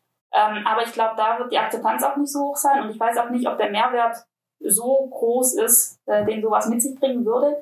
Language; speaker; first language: German; native; German